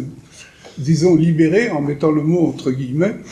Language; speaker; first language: French; native; French